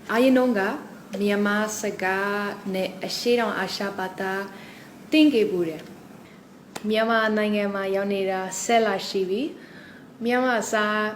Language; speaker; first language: Burmese; non-native, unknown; Dutch